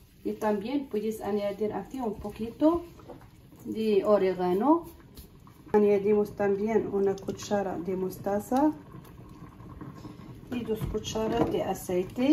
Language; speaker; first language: Spanish; non-native, fluent; Arabic